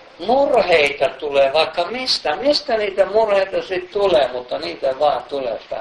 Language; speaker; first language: Finnish; native; Finnish